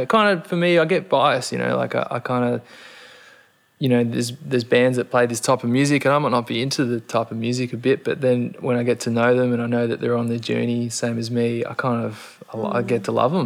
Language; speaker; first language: English; native; English